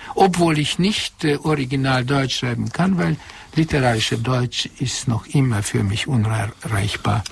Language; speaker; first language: German; non-native, fluent; Hungarian